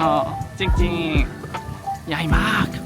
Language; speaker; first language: Thai; non-native, learner; Korean